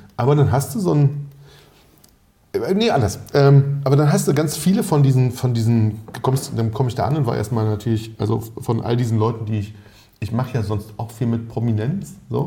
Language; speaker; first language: German; native; German